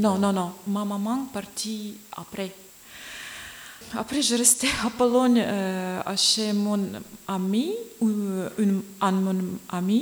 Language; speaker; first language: French; non-native, learner; Ukrainian